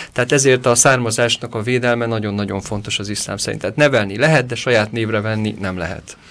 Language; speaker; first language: Hungarian; native; Hungarian